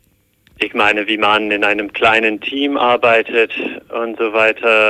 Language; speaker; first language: German; non-native, fluent; English